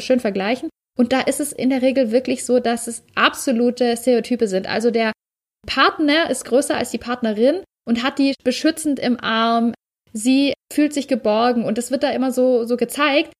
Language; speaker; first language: German; native; German